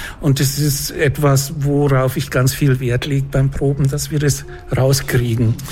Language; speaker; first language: German; native; German